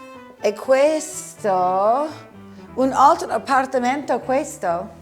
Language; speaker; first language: Italian; non-native, learner; English